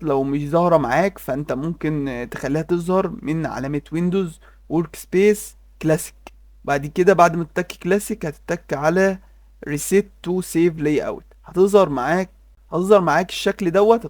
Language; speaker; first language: Arabic; native; Arabic